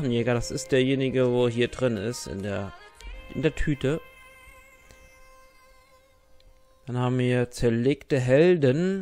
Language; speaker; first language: German; native; German